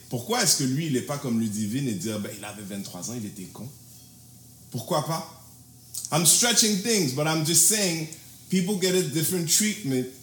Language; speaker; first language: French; native; French